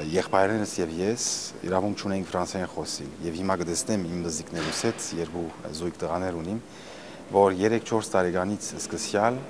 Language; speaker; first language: Armenian; early bilingual, heritage; Armenian